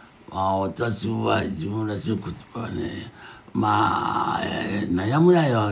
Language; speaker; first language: Japanese; non-native, fluent; Yoruba